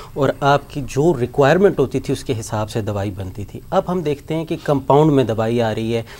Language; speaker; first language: Urdu; native; Urdu